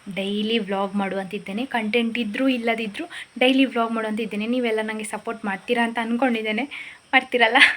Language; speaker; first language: Kannada; native; Kannada